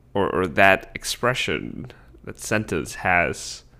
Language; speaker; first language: English; early bilingual, other home language; Spanish